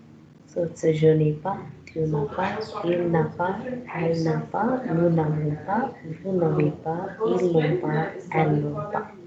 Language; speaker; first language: French; non-native, learner; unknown